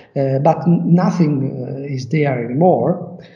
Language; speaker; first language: English; non-native, learner; Italian